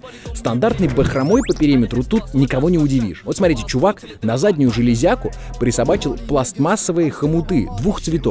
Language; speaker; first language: Russian; native; Russian